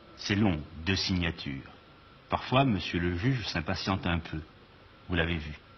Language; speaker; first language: French; native; French